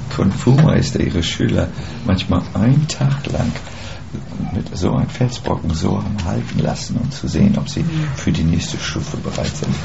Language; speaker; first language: German; native; German